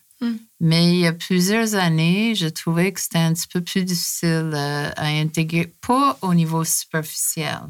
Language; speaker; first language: French; non-native, fluent; English